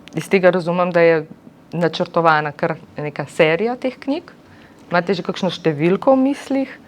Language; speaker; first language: Slovenian; native; Slovenian